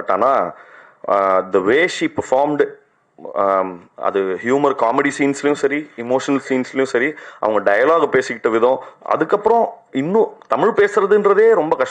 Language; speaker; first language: Tamil; native; Tamil